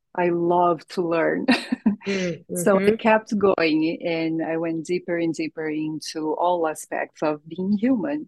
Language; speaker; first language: English; non-native, fluent; Portuguese